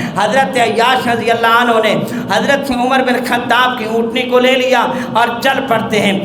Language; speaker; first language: Urdu; non-native, local second language; Punjabi